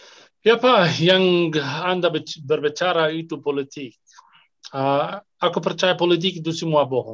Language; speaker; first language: Indonesian; non-native, fluent; Arabic